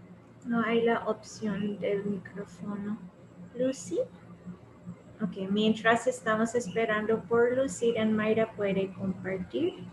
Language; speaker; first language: Spanish; non-native, fluent; English